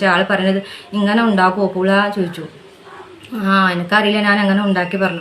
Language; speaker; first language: Malayalam; non-native, local second language; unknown